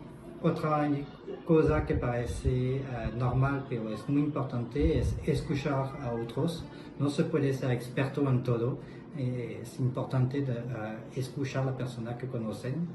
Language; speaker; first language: Spanish; non-native, fluent; French